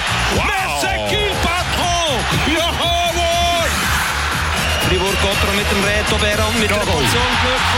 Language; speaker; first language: German; native; German